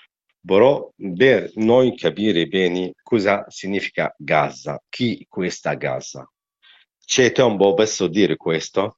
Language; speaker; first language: Italian; non-native, learner; Arabic